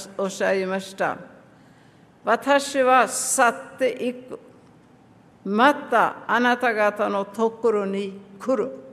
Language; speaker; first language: Japanese; non-native, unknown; Swedish